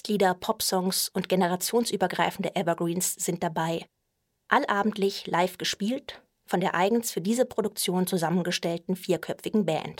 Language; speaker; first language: German; native; German